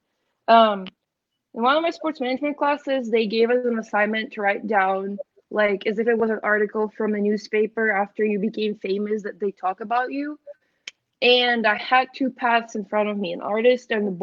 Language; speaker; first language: English; non-native, fluent; Ukrainian